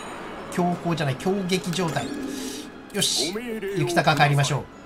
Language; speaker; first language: Japanese; native; Japanese